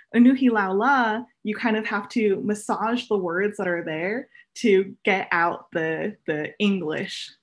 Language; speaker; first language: English; native; English